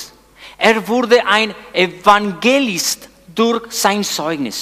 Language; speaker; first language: German; non-native, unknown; Spanish